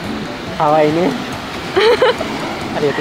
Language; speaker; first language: Japanese; non-native, learner; Bangla